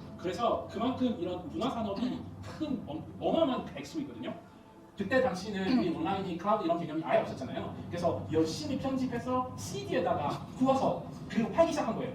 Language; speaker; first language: Korean; non-native, fluent; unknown